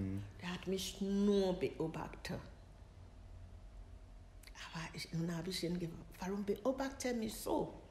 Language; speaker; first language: German; non-native, learner; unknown